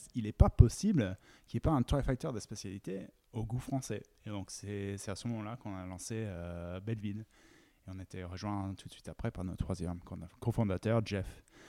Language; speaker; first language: French; non-native, fluent; English